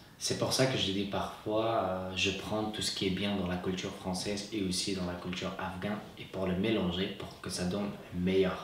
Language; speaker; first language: French; non-native, fluent; Persian